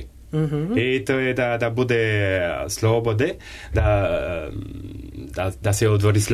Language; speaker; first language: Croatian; non-native, learner; French